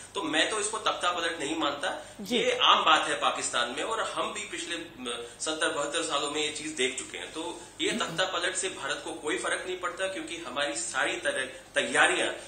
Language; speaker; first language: Hindi; native; Hindi